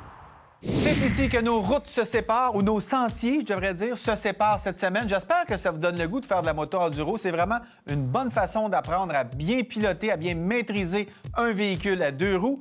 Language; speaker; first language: French; native; French